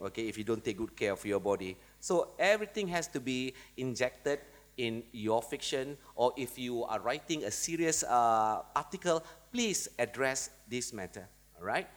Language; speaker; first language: English; non-native, local second language; Malay